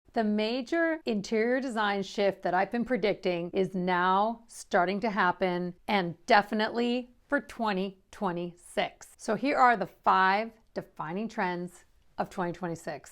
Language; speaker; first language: English; native; English